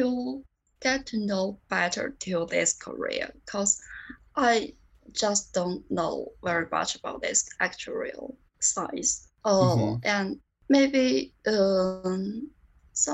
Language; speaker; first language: English; non-native, learner; Chinese